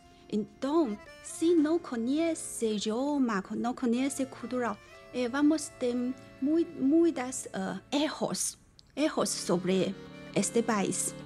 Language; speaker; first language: Portuguese; non-native, learner; Chinese